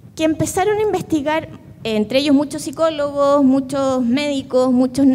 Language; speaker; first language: Spanish; native; Spanish